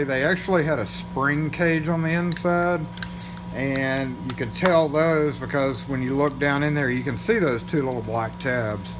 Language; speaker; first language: English; native; English